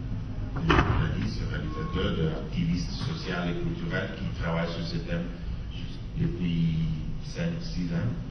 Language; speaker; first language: French; non-native, fluent; Italian